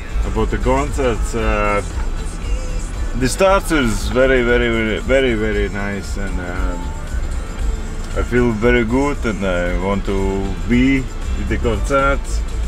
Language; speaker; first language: English; non-native, learner; Russian